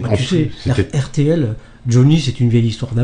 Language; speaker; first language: French; native; French